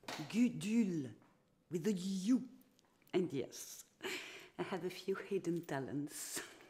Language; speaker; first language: English; non-native, fluent; French